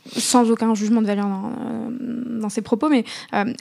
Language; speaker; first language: French; non-native, local second language; Arabic